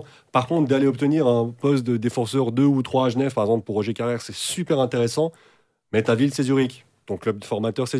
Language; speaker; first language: French; native; French